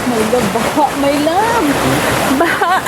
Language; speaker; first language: English; non-native, learner; Filipino